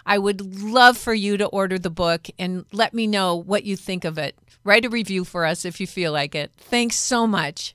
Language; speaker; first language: English; native; English